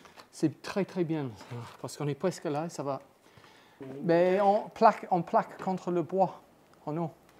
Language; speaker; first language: French; non-native, fluent; English